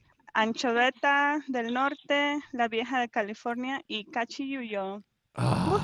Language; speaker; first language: Spanish; native; Spanish